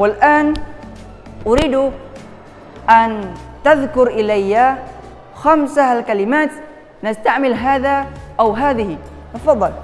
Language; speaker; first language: Arabic; non-native, fluent; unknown